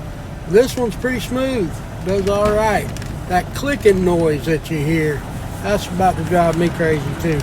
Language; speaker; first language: English; native; English